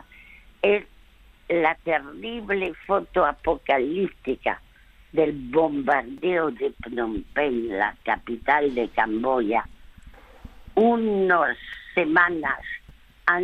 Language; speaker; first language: Spanish; early bilingual, other home language; French